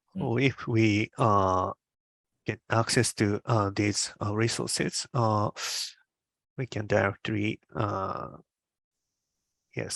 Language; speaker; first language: English; non-native, learner; Japanese